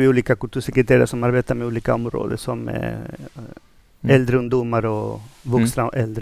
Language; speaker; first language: Swedish; non-native, fluent; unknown